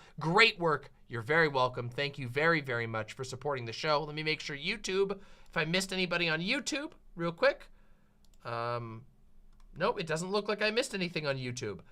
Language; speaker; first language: English; native; English